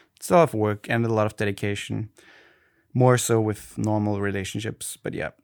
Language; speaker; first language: English; non-native, fluent; German